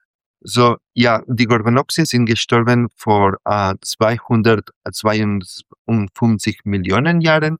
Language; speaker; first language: German; non-native, fluent; Catalan